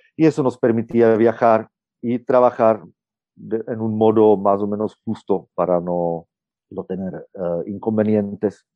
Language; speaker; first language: Spanish; non-native, fluent; Czech